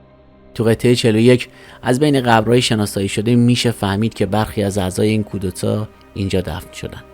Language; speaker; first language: Persian; native; Persian